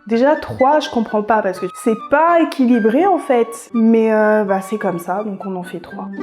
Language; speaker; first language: French; non-native, local second language; Malagasy